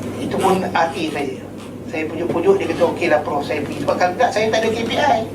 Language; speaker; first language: Malay; native; Malay